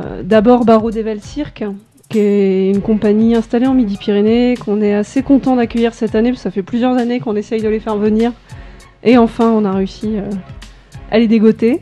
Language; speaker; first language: French; native; French